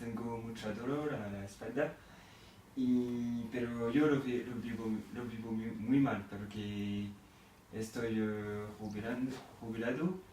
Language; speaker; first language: Spanish; non-native, learner; French